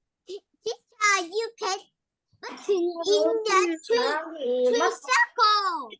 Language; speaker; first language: English; non-native, learner; Vietnamese